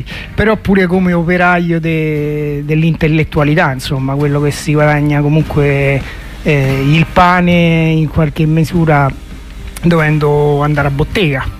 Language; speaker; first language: Italian; native; Italian